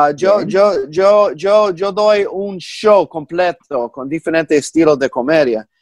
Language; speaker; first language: Spanish; non-native, fluent; English